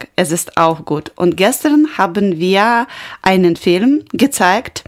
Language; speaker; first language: German; non-native, learner; Ukrainian